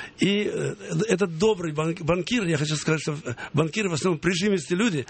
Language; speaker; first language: Russian; native; Russian